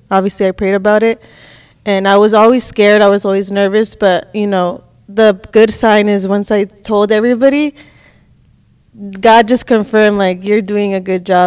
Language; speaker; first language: English; early bilingual, other home language; Spanish